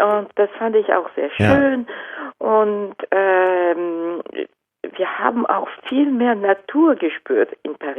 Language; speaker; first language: German; non-native, fluent; Japanese